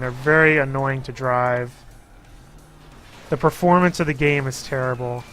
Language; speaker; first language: English; native; English